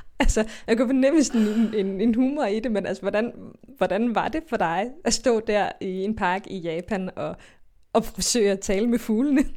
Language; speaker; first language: Danish; native; Danish